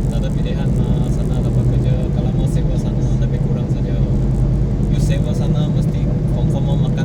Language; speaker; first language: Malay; non-native, local second language; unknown